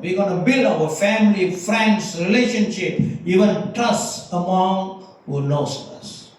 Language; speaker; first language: English; non-native, local second language; Tamil